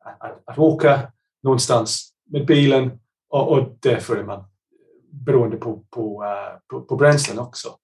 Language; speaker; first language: Swedish; non-native, fluent; English